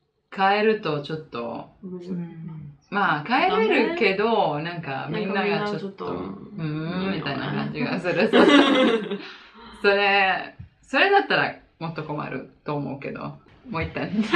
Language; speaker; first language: Japanese; non-native, fluent; Italian